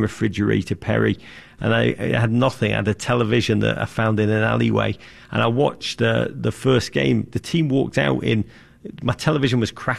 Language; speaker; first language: English; native; English